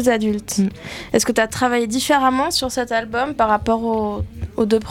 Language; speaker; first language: French; native; French